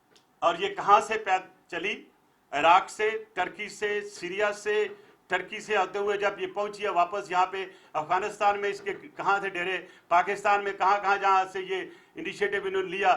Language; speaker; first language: Urdu; native; Urdu